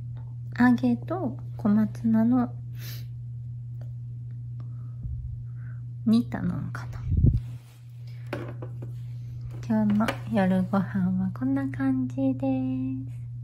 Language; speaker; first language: Japanese; native; Japanese